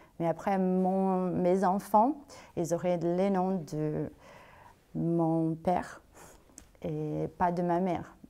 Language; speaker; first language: French; non-native, fluent; Portuguese